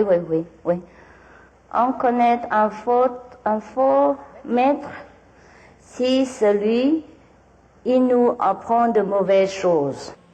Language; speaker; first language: French; non-native, learner; Vietnamese